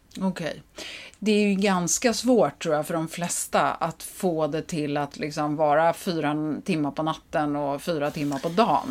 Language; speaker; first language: Swedish; native; Swedish